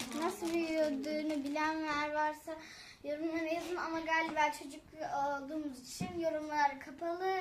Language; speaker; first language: Turkish; native; Turkish